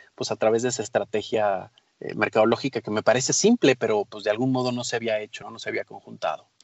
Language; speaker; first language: Spanish; native; Spanish